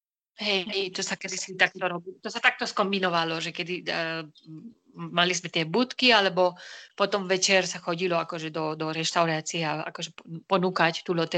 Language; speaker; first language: Slovak; non-native, fluent; Spanish